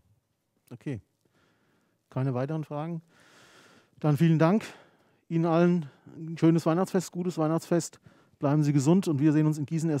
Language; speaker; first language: German; native; German